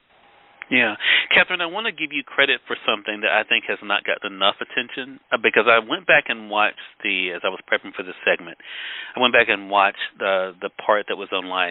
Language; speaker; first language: English; native; English